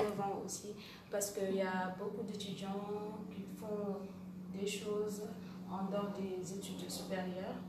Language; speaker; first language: French; non-native, local second language; Wolof